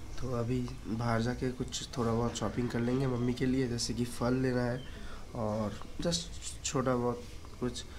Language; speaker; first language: Hindi; non-native, local second language; Bangla